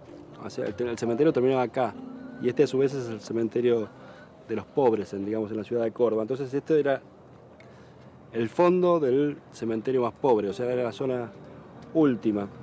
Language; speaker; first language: Spanish; native; Spanish